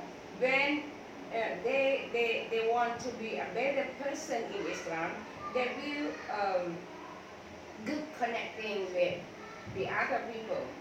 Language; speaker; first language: English; non-native, learner; Thai